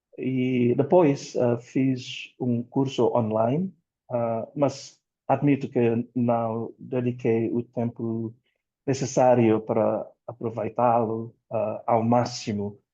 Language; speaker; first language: Portuguese; non-native, fluent; Indonesian